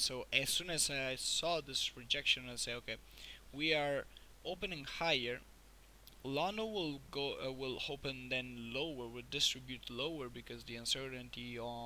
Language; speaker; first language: English; non-native, fluent; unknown